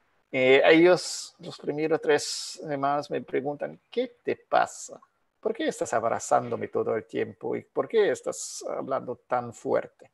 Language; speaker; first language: Spanish; non-native, fluent; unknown